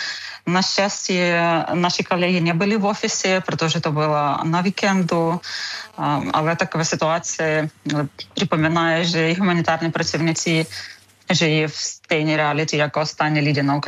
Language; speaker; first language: Czech; non-native, fluent; Ukrainian